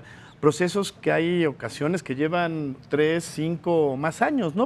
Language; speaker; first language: Spanish; native; Spanish